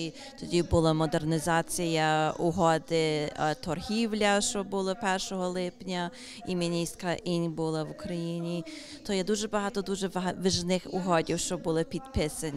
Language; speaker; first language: Ukrainian; early bilingual, heritage; English